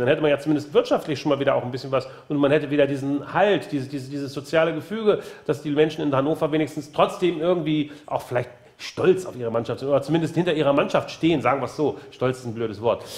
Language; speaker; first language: German; native; German